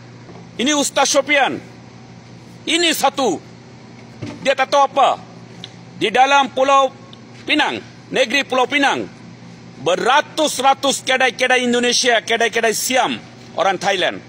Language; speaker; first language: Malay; non-native, fluent; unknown